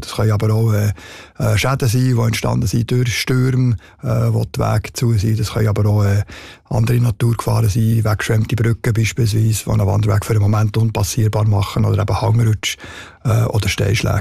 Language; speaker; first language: German; native; German